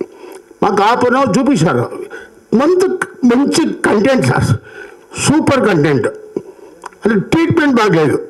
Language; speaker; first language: Telugu; non-native, learner; Kannada